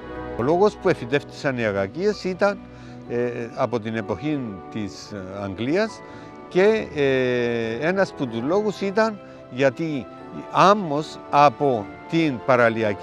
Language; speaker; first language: Greek; native; Greek